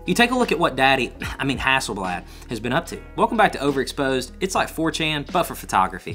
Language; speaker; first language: English; native; English